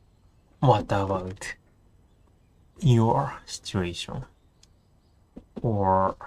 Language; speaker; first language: English; non-native, learner; Japanese